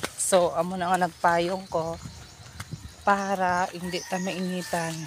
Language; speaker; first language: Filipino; non-native, local second language; Hiligaynon